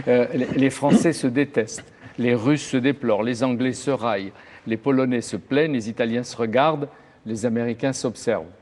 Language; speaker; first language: French; native; French